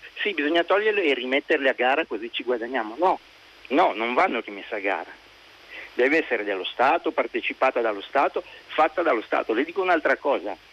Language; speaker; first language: Italian; native; Italian